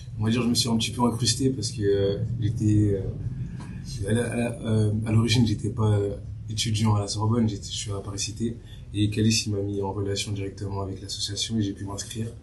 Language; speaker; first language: French; early bilingual, other home language; Bambara